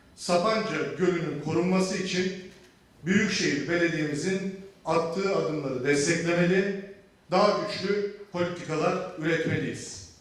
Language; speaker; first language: Turkish; native; Turkish